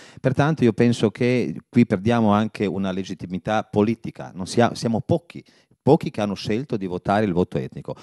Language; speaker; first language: Italian; native; Italian